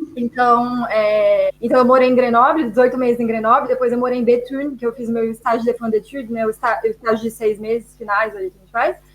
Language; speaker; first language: Portuguese; native; Portuguese